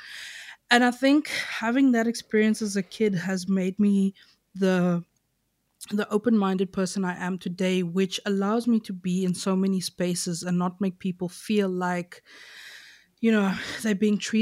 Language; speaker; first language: English; native; English